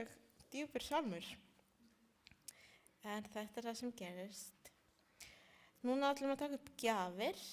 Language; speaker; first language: Icelandic; non-native, learner; Spanish